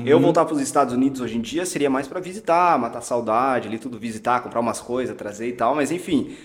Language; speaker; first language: Portuguese; early bilingual, heritage; Portuguese